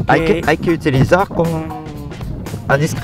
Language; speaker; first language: Spanish; non-native, learner; French